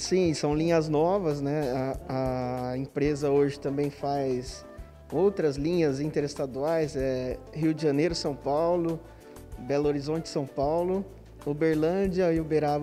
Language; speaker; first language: Portuguese; native; Portuguese